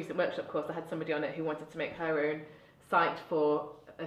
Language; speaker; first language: English; native; English